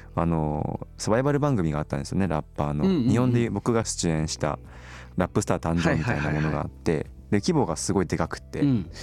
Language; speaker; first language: Japanese; early bilingual, other home language; Korean